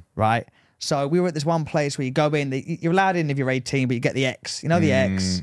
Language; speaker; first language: English; native; English